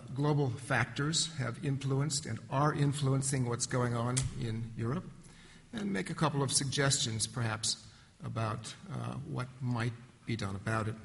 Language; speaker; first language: English; native; English